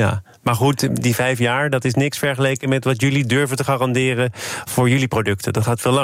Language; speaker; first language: Dutch; native; Dutch